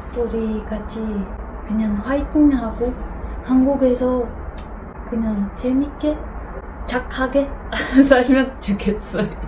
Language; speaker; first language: Korean; non-native, fluent; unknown